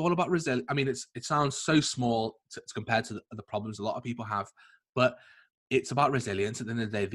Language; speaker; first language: English; native; English